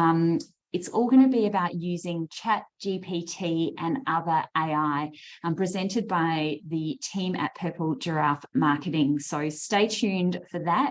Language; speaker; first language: English; native; English